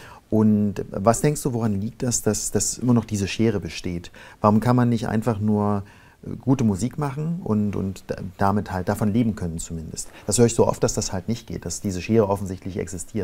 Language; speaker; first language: German; native; German